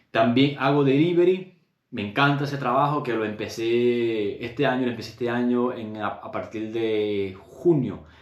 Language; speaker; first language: Spanish; native; Spanish